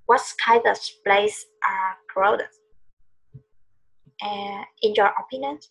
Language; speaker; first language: English; non-native, learner; Vietnamese